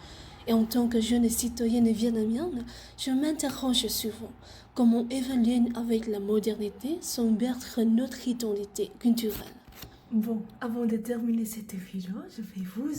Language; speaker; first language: French; non-native, fluent; Vietnamese